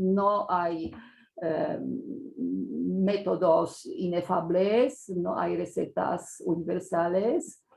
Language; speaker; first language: Spanish; non-native, fluent; Polish